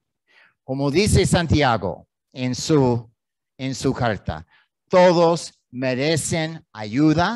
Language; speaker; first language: Spanish; non-native, learner; English